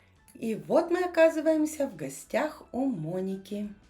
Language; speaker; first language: Russian; native; Russian